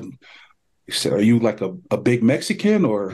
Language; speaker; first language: English; native; English